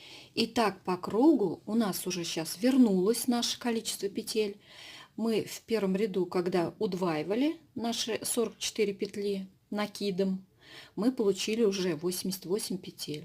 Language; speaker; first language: Russian; native; Russian